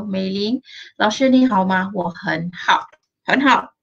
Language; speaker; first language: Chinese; non-native, local second language; Malay